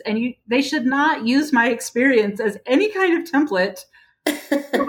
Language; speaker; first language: English; native; English